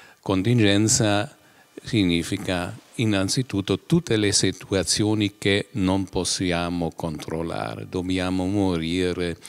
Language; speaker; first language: Italian; non-native, fluent; German